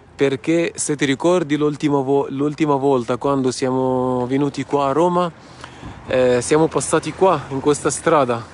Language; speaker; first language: Italian; non-native, fluent; Arabic